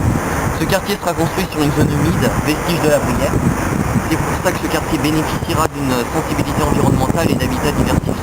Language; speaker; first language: French; native; French